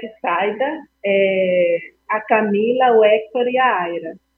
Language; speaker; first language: Portuguese; non-native, fluent; Spanish